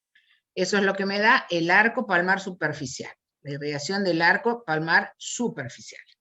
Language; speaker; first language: Spanish; native; Spanish